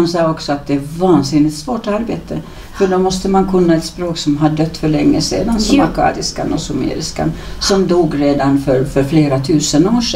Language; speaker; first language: Swedish; native; Swedish